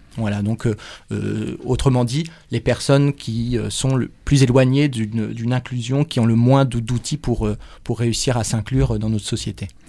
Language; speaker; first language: French; native; French